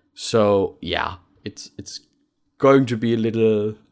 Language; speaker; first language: English; non-native, fluent; German